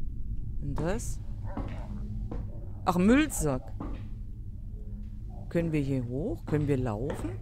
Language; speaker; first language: German; native; German